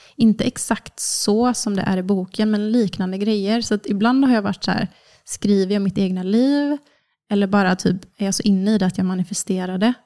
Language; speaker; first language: Swedish; native; Swedish